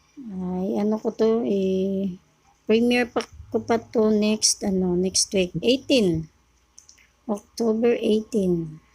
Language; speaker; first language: Filipino; native; Filipino